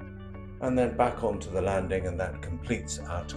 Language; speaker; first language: English; native; English